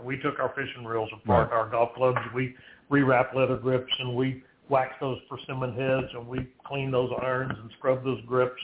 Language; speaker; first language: English; native; English